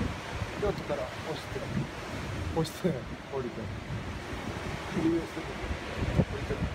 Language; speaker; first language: Japanese; native; Japanese